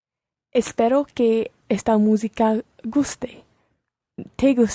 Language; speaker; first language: Spanish; non-native, learner; English